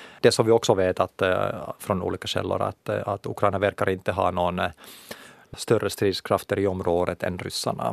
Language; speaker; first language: Swedish; non-native, local second language; Finnish